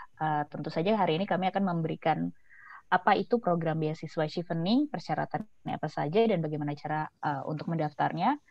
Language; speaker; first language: Indonesian; native; Indonesian